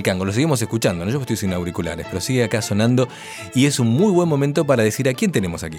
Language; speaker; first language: Spanish; native; Spanish